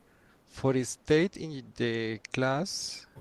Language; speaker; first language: English; non-native, learner; Spanish